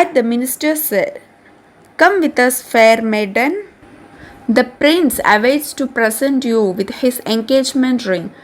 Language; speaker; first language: English; non-native, local second language; Malayalam